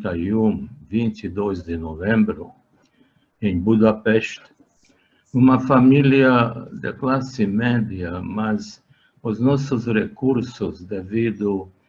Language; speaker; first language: Portuguese; non-native, fluent; Hungarian